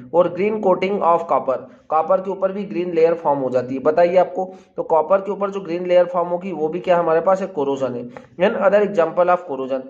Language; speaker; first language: Hindi; native; Hindi